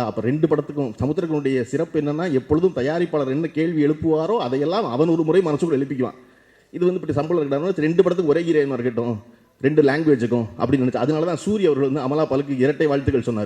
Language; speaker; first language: Tamil; native; Tamil